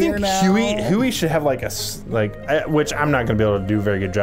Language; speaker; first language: English; native; English